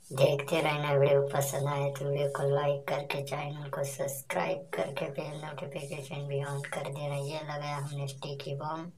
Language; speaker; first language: Hindi; non-native, local second language; Marathi